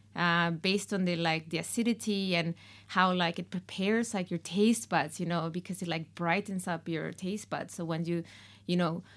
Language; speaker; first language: English; non-native, fluent; Spanish